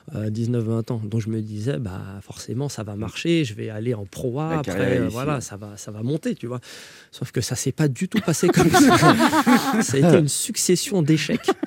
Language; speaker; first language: French; native; French